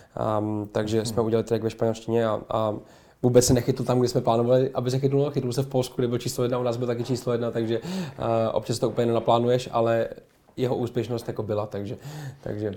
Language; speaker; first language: Czech; native; Czech